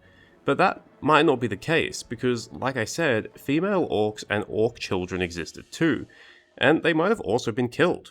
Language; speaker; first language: English; native; English